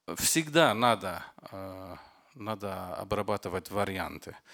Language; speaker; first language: Russian; non-native, fluent; Arabic